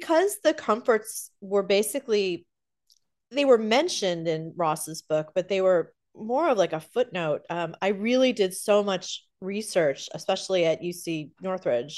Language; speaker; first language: English; native; English